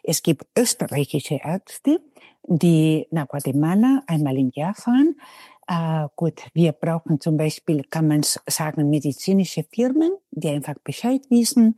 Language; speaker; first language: German; non-native, fluent; Spanish